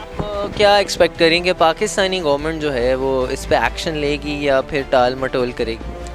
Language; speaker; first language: Urdu; native; Urdu